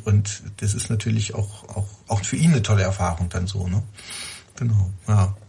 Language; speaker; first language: German; native; German